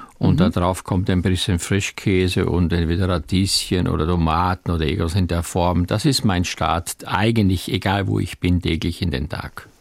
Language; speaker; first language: German; native; German